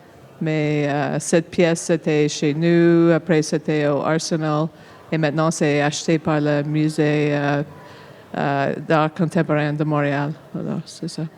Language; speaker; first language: French; non-native, local second language; English